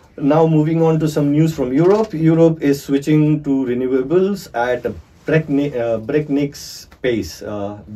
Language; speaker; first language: English; non-native, local second language; Marathi